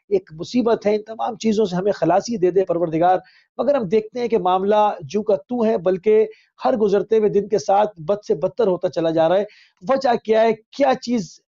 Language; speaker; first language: Urdu; native; Urdu